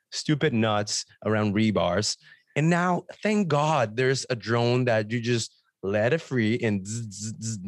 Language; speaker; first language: English; non-native, fluent; Spanish